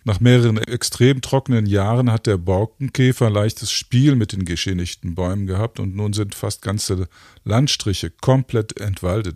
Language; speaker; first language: German; native; German